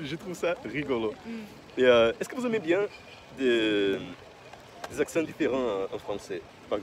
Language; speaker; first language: French; non-native, fluent; Portuguese